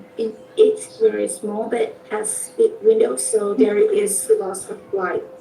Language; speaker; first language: English; non-native, learner; Vietnamese